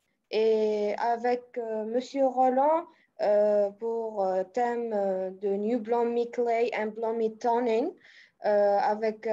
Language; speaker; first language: French; non-native, local second language; Arabic